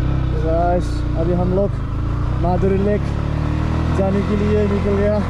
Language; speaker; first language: Hindi; non-native, local second language; Bodo